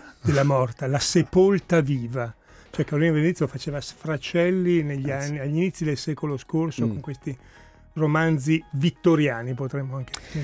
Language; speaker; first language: Italian; native; Italian